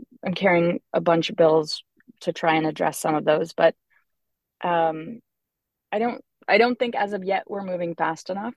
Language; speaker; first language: English; native; English